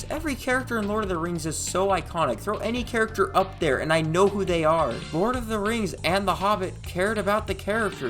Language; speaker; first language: English; native; English